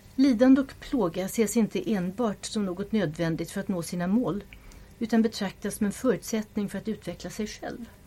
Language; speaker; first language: Swedish; non-native, fluent; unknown